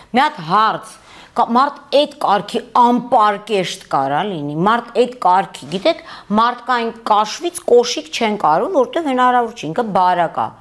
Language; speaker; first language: Armenian; native; Armenian